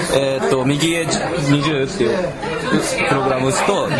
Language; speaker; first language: Japanese; native; Japanese